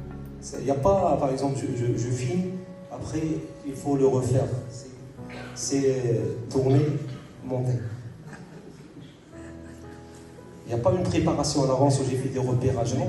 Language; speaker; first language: French; non-native, local second language; Arabic